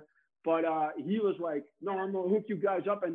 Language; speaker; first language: English; non-native, fluent; Dutch